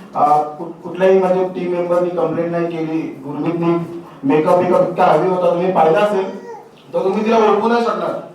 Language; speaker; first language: Marathi; native; Marathi